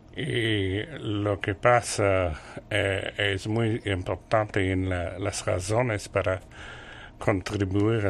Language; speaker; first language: Spanish; non-native, learner; French